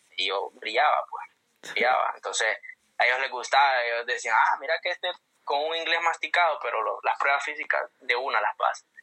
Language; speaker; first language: Spanish; native; Spanish